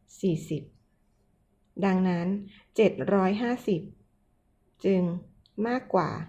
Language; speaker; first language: Thai; native; Thai